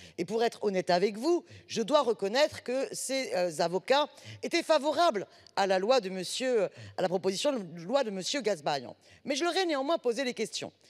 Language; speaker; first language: French; native; French